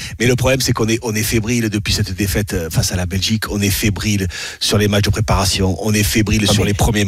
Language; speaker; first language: French; native; French